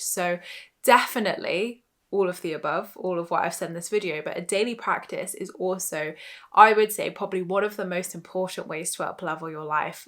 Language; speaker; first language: English; native; English